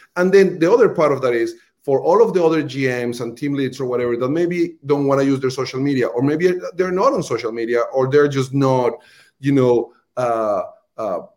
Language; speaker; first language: English; non-native, fluent; Spanish